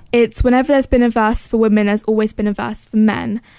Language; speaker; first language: English; early bilingual, other home language; Arabic